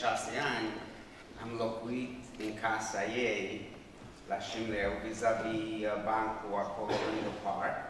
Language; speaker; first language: Romanian; non-native, local second language; Hungarian